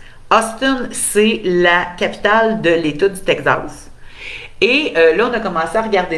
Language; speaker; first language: French; native; French